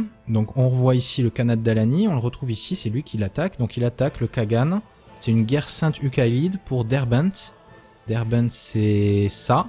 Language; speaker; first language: French; native; French